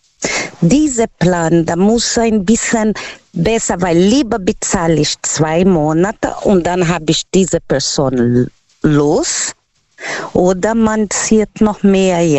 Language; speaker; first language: German; non-native, fluent; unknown